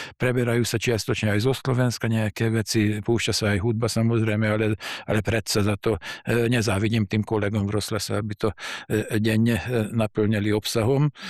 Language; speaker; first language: Slovak; early bilingual, heritage; Slovak